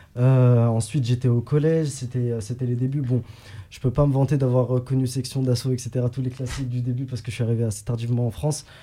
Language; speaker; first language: French; early bilingual, other home language; Arabic